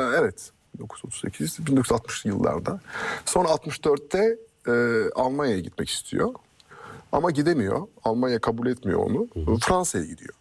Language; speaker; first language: Turkish; early bilingual, heritage; Turkish